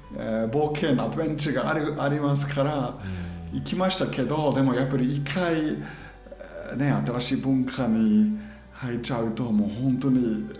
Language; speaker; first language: Japanese; non-native, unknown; German